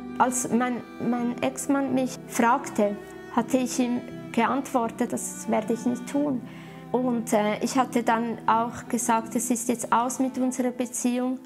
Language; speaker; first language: German; early bilingual, other home language; Italian